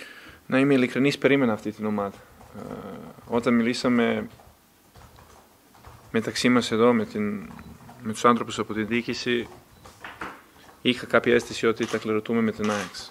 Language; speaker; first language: Greek; non-native, fluent; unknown